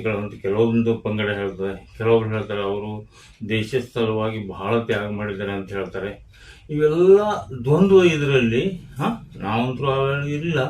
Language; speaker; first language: Kannada; native; Kannada